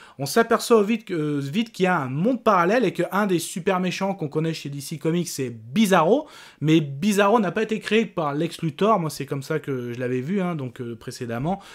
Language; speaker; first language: French; native; French